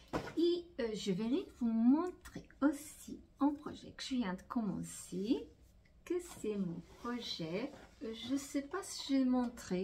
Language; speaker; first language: French; non-native, fluent; Portuguese